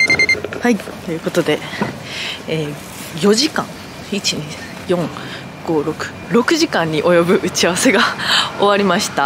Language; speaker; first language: Japanese; native; Japanese